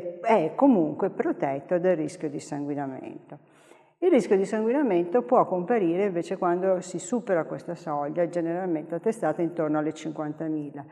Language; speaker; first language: Italian; native; Italian